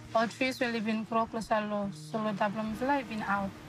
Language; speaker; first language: English; non-native, fluent; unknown